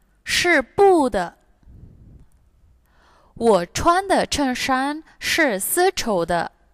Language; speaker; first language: Chinese; non-native, fluent; Indonesian